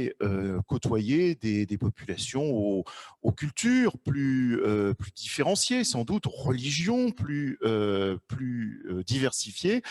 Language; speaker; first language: French; native; French